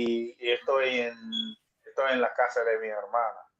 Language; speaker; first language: Spanish; non-native, learner; English